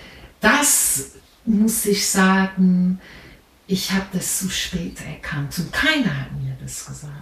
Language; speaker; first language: German; non-native, fluent; English